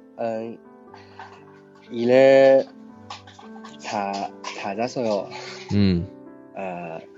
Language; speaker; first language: Korean; non-native, fluent; Chinese